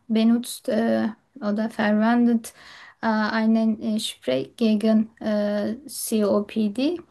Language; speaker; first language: German; non-native, learner; Turkish